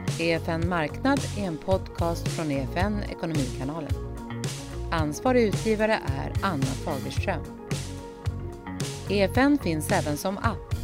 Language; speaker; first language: Swedish; native; Swedish